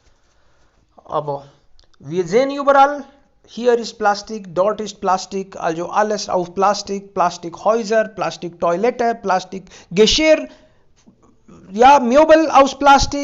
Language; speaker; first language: German; non-native, fluent; Hindi